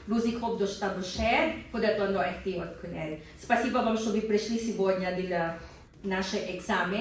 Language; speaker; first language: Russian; non-native, learner; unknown